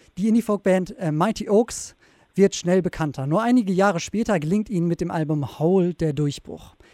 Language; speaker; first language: German; native; German